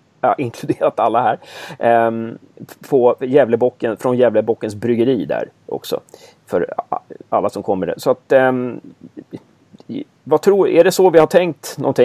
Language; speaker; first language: Swedish; native; Swedish